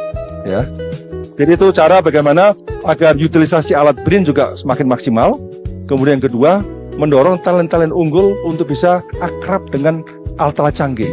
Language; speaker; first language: Indonesian; native; Indonesian